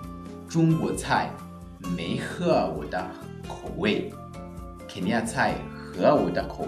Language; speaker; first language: Chinese; non-native, learner; Swahili